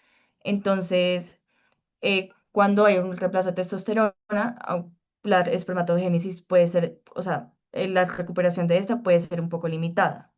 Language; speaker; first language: Spanish; native; Spanish